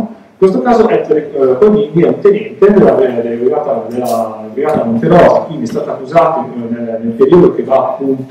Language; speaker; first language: Italian; native; Italian